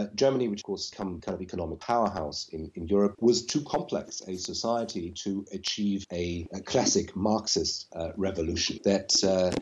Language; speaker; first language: English; non-native, fluent; German